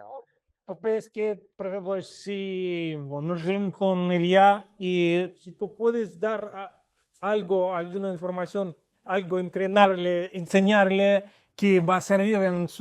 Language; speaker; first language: Spanish; non-native, learner; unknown